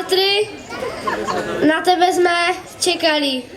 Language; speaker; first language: Czech; native; Czech